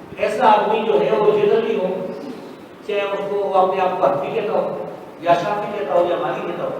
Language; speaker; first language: Urdu; non-native, local second language; Pashto